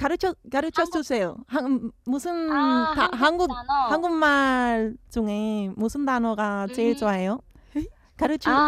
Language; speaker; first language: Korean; non-native, learner; Spanish